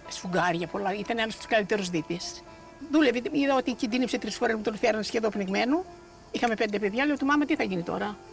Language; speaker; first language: Greek; native; Greek